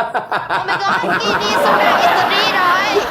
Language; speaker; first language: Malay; non-native, learner; Vietnamese